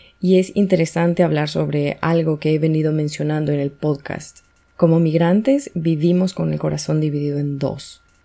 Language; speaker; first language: Spanish; native; Spanish